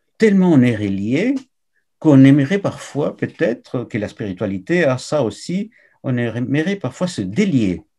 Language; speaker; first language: French; non-native, fluent; Spanish